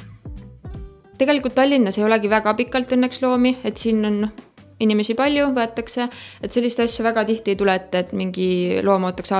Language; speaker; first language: Estonian; native; Estonian